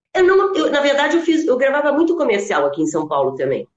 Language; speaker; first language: Portuguese; non-native, local second language; German